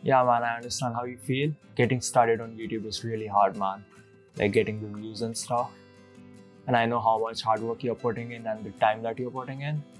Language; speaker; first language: English; native; English